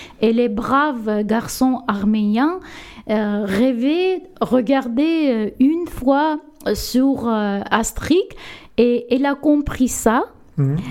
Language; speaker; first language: French; non-native, learner; Armenian